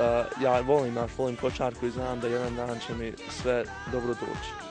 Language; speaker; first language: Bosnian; early bilingual, heritage; Croatian